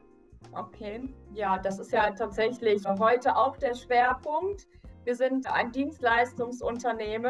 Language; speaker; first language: German; native; German